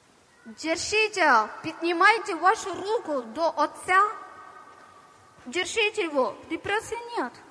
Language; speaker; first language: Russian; non-native, learner; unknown